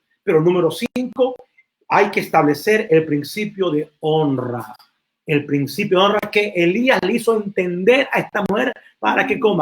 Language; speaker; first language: Spanish; native; Spanish